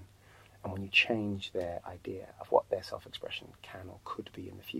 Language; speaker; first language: English; native; English